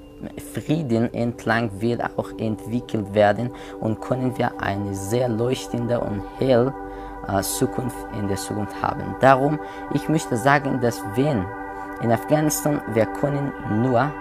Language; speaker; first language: German; non-native, learner; Persian